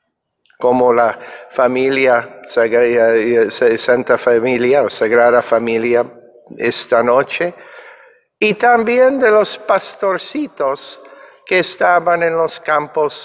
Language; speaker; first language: Spanish; non-native, fluent; English